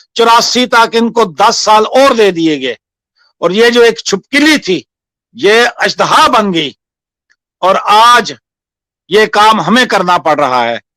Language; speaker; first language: Urdu; non-native, local second language; Punjabi